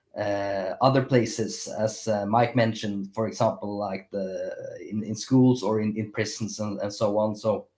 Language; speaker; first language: English; non-native, fluent; Norwegian